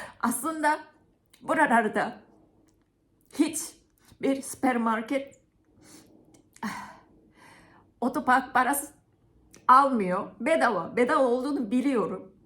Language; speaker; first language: Turkish; non-native, fluent; Japanese